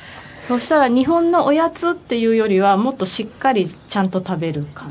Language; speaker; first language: Japanese; native; Japanese